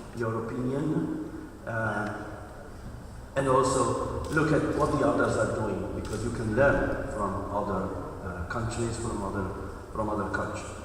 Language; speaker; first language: English; non-native, fluent; Italian